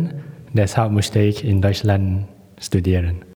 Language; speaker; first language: German; non-native, fluent; Malay